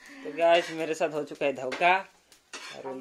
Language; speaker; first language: Hindi; non-native, local second language; Assamese